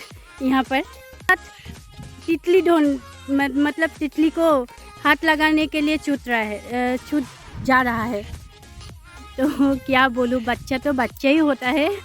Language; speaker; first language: Hindi; non-native, local second language; Assamese